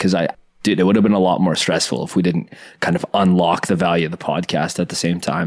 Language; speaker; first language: English; native; English